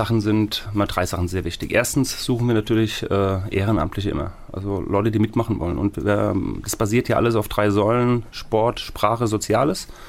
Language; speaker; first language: German; native; German